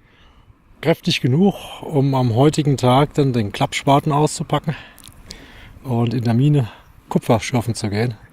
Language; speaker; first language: German; native; German